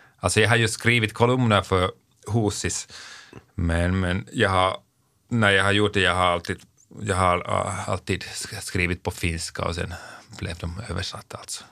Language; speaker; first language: Swedish; non-native, local second language; Finnish